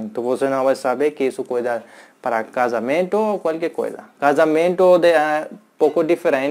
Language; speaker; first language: Portuguese; non-native, learner; Hindi